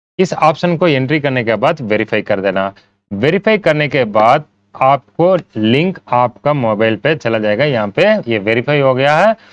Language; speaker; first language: Hindi; non-native, local second language; Tamil